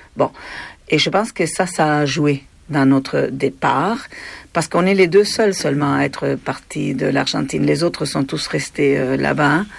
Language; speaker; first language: French; non-native, fluent; Spanish